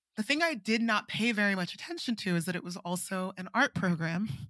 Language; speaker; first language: English; non-native, local second language; Igbo